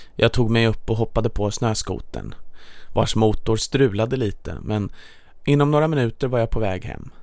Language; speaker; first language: Swedish; native; Swedish